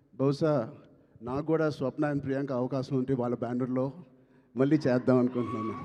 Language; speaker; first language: Telugu; native; Telugu